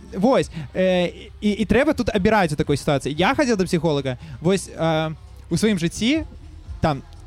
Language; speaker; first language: Belarusian; non-native, local second language; Russian